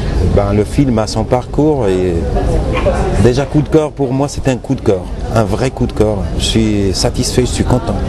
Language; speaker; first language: French; non-native, local second language; Arabic